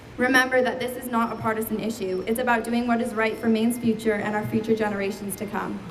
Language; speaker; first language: English; native; English